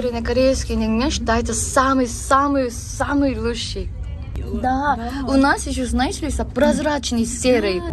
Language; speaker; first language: Russian; non-native, learner; Korean